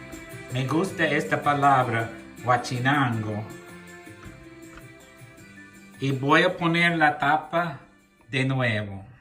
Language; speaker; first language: Spanish; non-native, learner; English